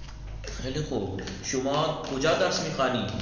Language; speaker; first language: Persian; non-native, fluent; Urdu